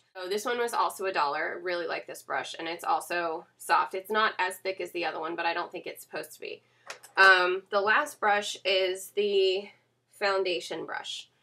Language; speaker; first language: English; native; English